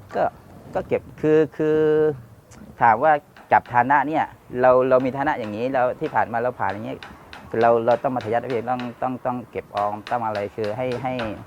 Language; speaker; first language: Thai; non-native, local second language; Pattani Malay